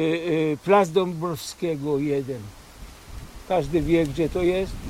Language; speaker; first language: Polish; early bilingual, heritage; Polish